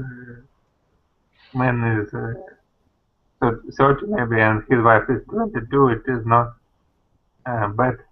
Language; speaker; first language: English; non-native, learner; Russian